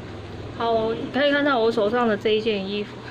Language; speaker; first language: Chinese; native; Chinese